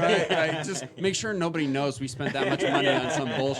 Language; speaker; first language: English; native; English